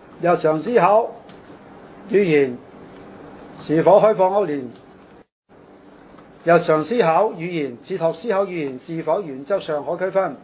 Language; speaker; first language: Chinese; non-native, local second language; Cantonese